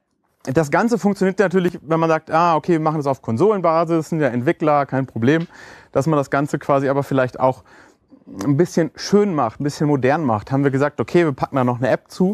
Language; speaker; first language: German; native; German